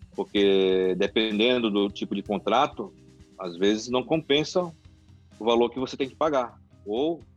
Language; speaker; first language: Portuguese; non-native, local second language; Japanese